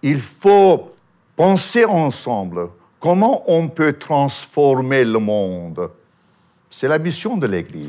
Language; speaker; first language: French; non-native, fluent; Armenian